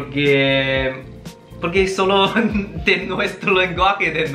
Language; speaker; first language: Spanish; non-native, learner; Chinese